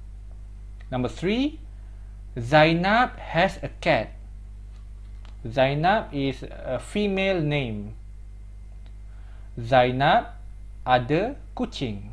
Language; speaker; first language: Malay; non-native, fluent; Korean